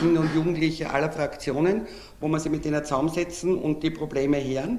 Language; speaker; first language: German; native; German